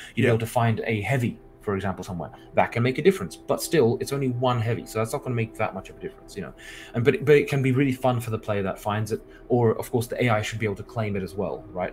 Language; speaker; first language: English; native; English